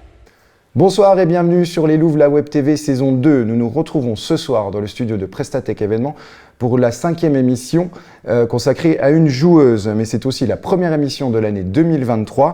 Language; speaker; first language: French; native; French